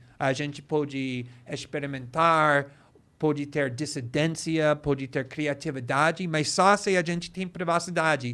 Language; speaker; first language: Portuguese; non-native, fluent; English